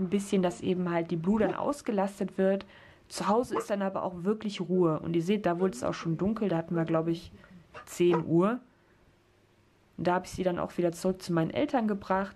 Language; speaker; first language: German; native; German